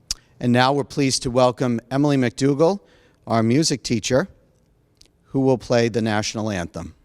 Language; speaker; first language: English; native; English